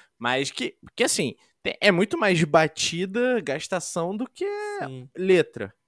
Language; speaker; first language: Portuguese; native; Portuguese